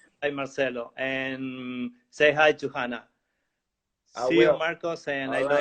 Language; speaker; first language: English; non-native, learner; Spanish